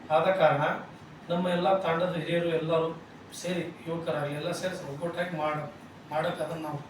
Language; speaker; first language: Kannada; non-native, local second language; Lambadi